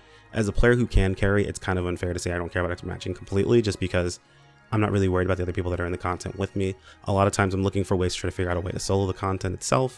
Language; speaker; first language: English; native; English